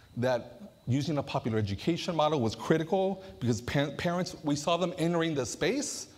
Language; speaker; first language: English; native; English